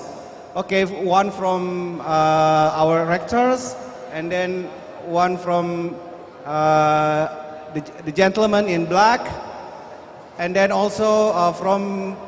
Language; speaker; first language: English; non-native, fluent; Indonesian